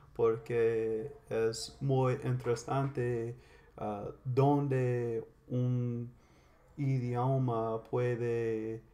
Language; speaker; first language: Spanish; non-native, learner; English